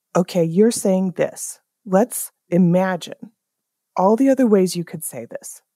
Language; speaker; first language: English; native; English